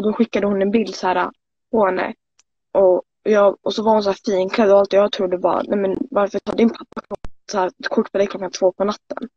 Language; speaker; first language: Swedish; native; Swedish